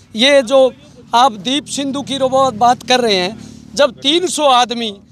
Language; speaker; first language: Hindi; native; Hindi